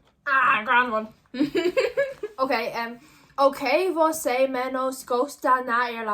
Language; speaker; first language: Portuguese; non-native, learner; English